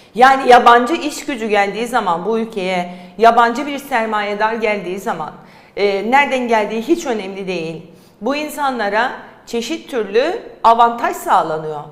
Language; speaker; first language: Turkish; native; Turkish